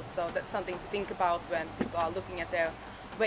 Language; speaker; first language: English; non-native, fluent; Czech